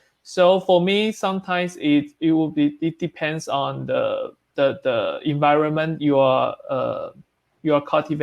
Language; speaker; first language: English; non-native, learner; Chinese